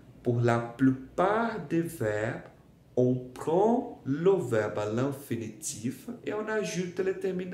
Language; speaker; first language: French; non-native, fluent; Portuguese